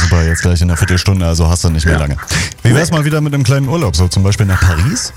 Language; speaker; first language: German; native; German